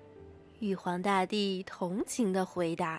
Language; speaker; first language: Chinese; native; Chinese